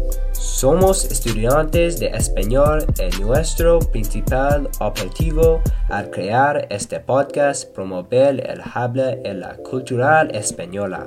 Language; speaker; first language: Spanish; non-native, learner; English